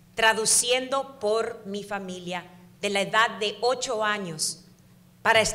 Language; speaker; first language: Spanish; early bilingual, heritage; Spanish